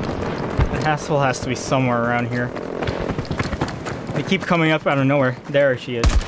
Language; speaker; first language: English; native; English